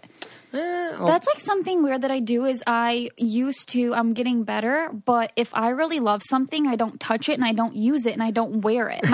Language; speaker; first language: English; native; English